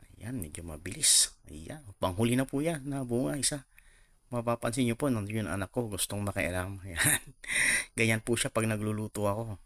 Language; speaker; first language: Filipino; non-native, local second language; Iloko